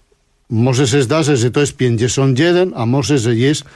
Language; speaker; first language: Polish; non-native, fluent; Spanish